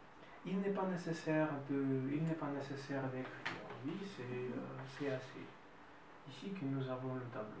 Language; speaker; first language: French; non-native, fluent; Russian